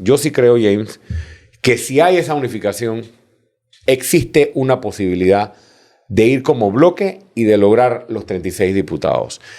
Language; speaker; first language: Spanish; native; Spanish